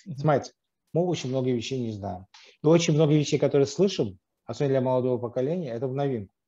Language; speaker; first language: Russian; non-native, local second language; Armenian